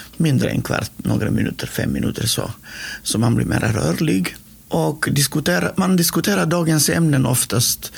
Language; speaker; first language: Swedish; non-native, fluent; Macedonian